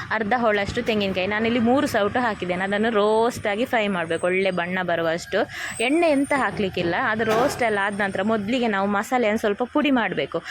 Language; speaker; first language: Kannada; native; Kannada